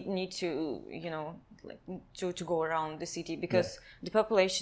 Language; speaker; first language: English; non-native, learner; Kazakh